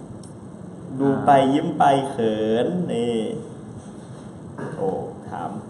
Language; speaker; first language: Thai; native; Thai